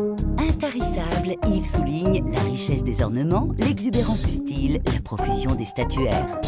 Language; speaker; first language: French; native; French